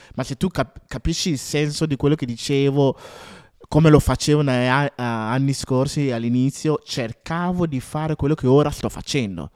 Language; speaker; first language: Italian; early bilingual, other home language; Akan